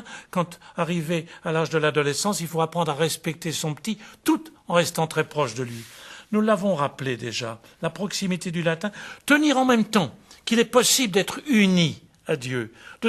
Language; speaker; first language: French; native; French